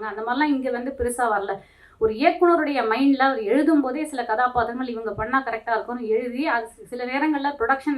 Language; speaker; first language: Tamil; native; Tamil